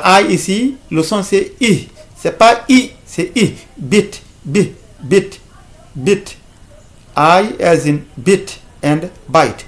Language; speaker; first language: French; non-native, local second language; Fula